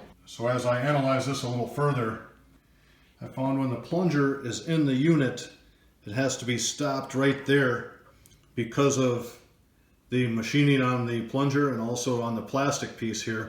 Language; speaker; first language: English; native; English